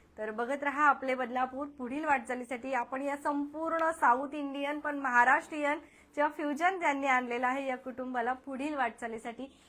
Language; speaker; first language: Marathi; native; Marathi